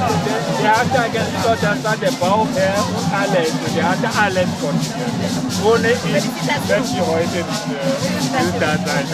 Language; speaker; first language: German; non-native, fluent; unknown